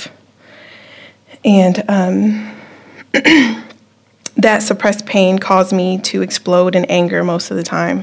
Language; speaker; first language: English; native; English